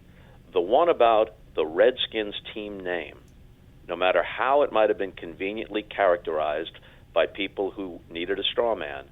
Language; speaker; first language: English; native; English